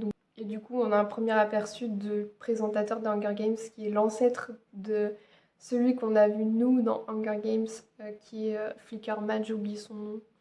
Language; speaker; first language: French; native; French